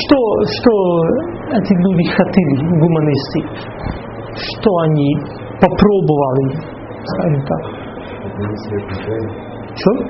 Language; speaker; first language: Russian; non-native, fluent; Dutch